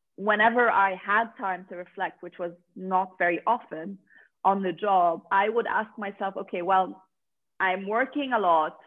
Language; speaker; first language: English; non-native, fluent; Arabic